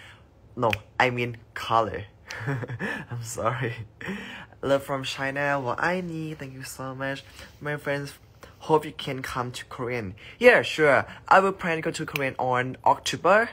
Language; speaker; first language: English; non-native, learner; Thai